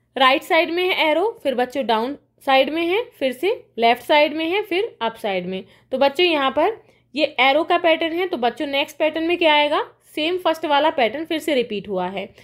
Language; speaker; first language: Hindi; native; Hindi